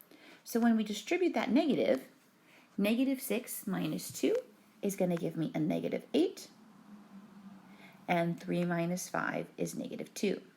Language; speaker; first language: English; native; English